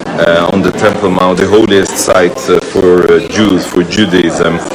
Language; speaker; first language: English; non-native, fluent; Hebrew